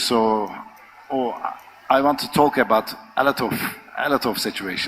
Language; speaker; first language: English; non-native, learner; Turkish